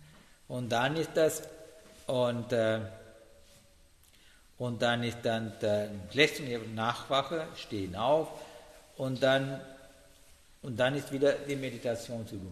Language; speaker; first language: German; non-native, learner; Sinhala